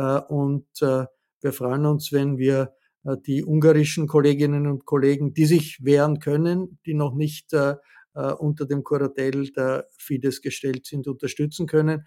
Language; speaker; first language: German; native; German